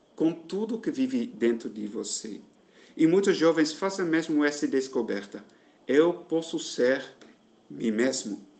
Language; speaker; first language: Portuguese; non-native, fluent; Dutch